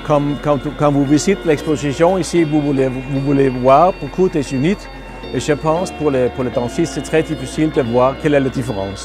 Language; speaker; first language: French; non-native, learner; Danish